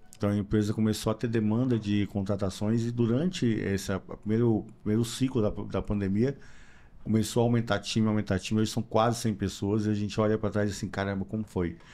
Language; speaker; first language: Portuguese; native; Portuguese